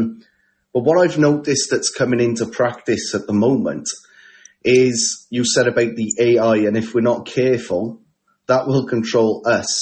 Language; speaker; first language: English; native; English